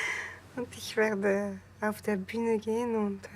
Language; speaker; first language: German; non-native, learner; French